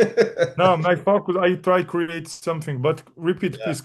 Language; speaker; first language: English; non-native, learner; Portuguese